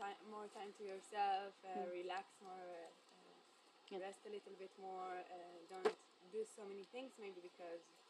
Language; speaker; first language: English; non-native, fluent; Hebrew